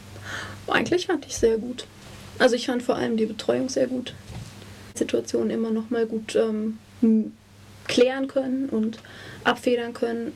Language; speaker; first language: German; native; German